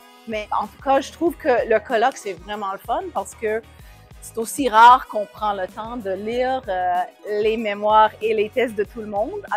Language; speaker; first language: French; native; French